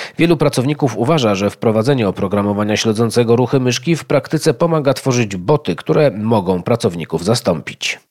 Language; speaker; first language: Polish; native; Polish